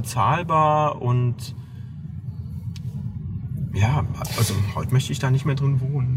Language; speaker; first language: German; native; German